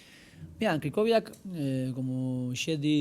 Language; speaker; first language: French; non-native, learner; Spanish